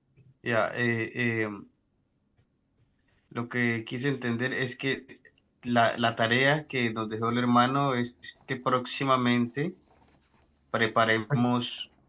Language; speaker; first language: Spanish; native; Spanish